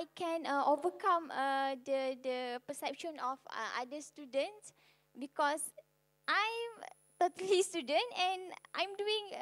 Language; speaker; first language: English; non-native, local second language; Malay